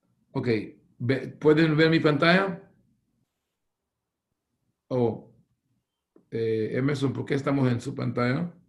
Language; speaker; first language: Spanish; non-native, fluent; Hebrew